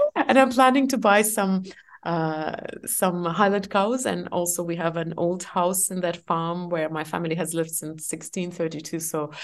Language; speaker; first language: English; non-native, fluent; Estonian